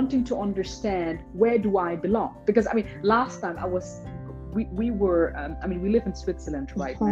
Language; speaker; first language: English; non-native, fluent; German